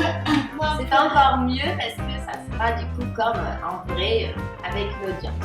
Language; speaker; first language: French; native; French